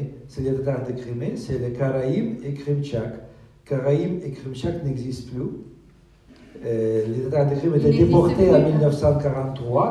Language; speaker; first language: French; non-native, fluent; Russian